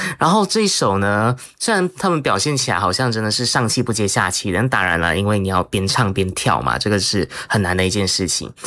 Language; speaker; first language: Chinese; native; Chinese